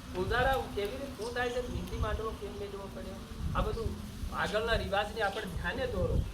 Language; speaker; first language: Gujarati; non-native, local second language; Bhili